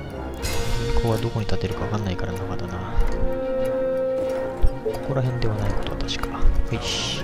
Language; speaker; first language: Japanese; native; Japanese